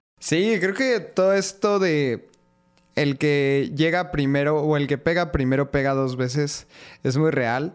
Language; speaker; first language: Spanish; native; Spanish